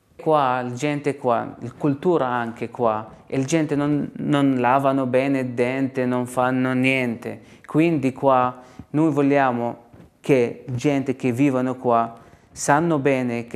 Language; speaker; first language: Italian; non-native, learner; Arabic